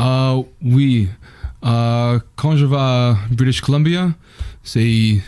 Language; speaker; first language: French; non-native, learner; English